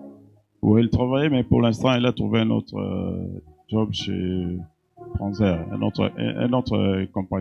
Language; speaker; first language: French; non-native, local second language; Luba-Lulua